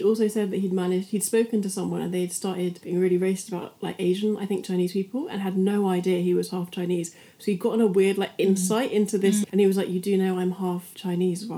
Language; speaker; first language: English; native; English